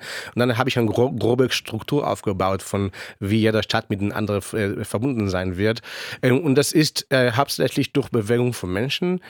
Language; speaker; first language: German; non-native, fluent; Hebrew